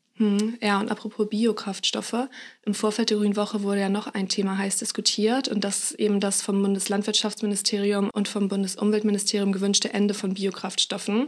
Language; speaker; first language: German; native; German